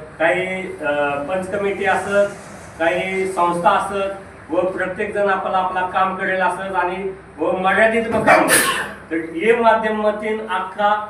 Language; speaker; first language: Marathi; non-native, local second language; Rajasthani